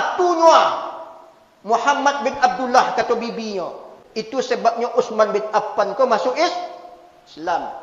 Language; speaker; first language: Malay; non-native, local second language; Minangkabau